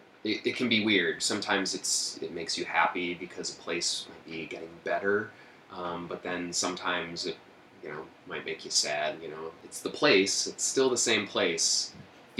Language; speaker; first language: English; native; English